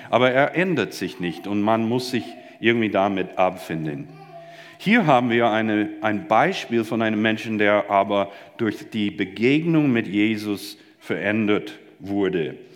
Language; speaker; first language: German; non-native, fluent; English